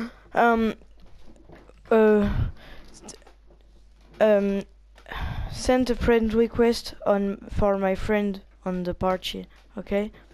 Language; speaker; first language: English; non-native, learner; French